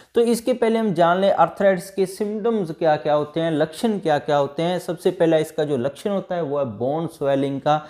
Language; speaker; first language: Hindi; native; Hindi